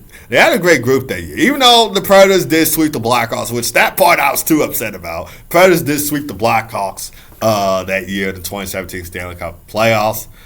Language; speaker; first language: English; native; English